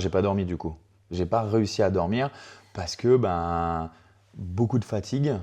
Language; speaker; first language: French; native; French